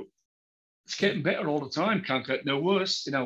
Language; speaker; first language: English; native; English